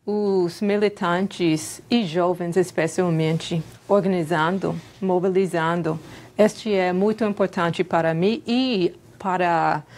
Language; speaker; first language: Portuguese; non-native, fluent; English